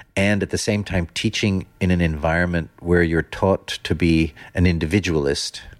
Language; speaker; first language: English; non-native, fluent; Dutch